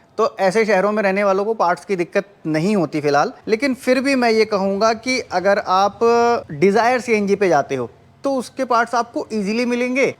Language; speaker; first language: Hindi; native; Hindi